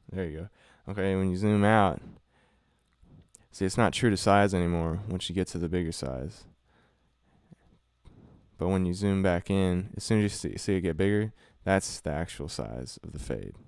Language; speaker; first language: English; native; English